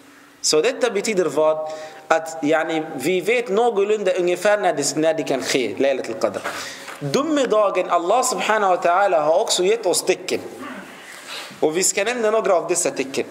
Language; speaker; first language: Swedish; non-native, fluent; Arabic